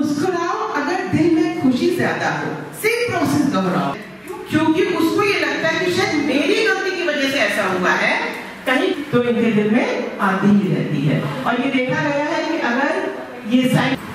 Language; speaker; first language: Hindi; native; Hindi